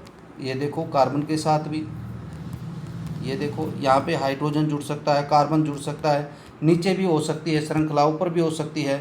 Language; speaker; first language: Hindi; native; Hindi